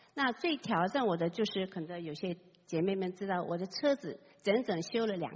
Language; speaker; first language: Chinese; native; Chinese